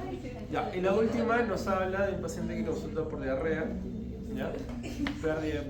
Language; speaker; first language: Spanish; native; Spanish